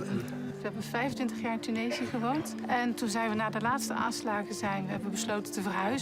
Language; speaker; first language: Dutch; native; Dutch